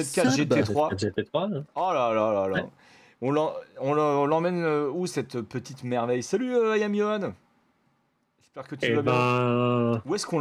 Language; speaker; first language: French; native; French